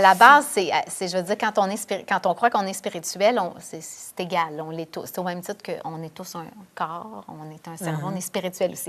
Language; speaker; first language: French; native; French